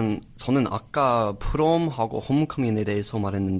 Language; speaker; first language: Korean; non-native, learner; English